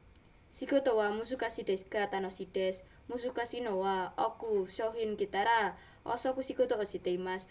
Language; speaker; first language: Japanese; non-native, learner; Indonesian